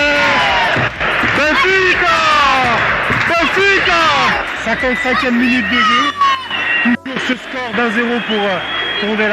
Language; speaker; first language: French; native; French